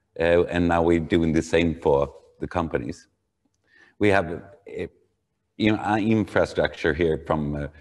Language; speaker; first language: English; non-native, fluent; Swedish